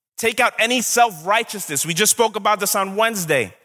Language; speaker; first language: English; native; English